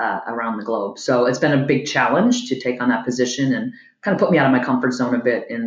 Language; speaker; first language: English; native; English